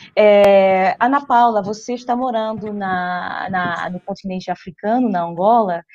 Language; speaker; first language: Portuguese; non-native, fluent; French